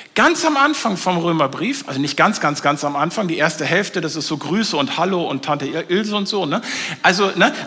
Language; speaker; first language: German; native; German